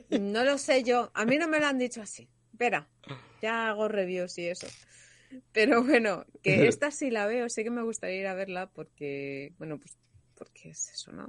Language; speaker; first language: Spanish; native; Spanish